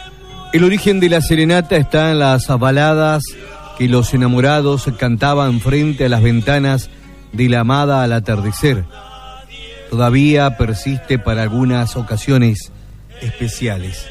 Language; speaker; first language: Spanish; native; Spanish